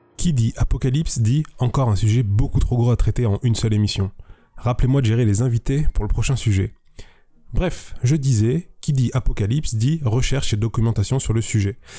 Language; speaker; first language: French; native; French